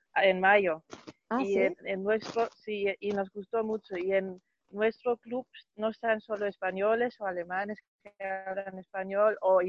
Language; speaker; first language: Spanish; non-native, fluent; German